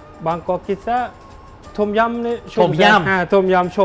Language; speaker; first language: Turkish; non-native, learner; Thai